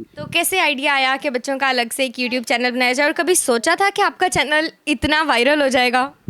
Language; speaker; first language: Urdu; native; Urdu